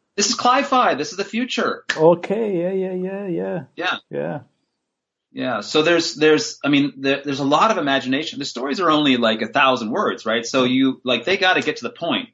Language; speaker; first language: English; native; English